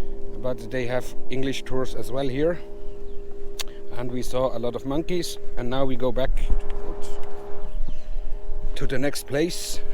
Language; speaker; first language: English; non-native, fluent; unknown